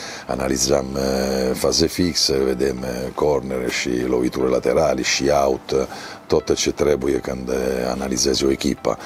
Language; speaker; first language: Romanian; non-native, learner; Italian